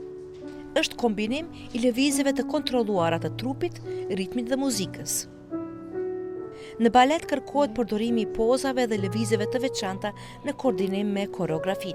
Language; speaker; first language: Albanian; native; Albanian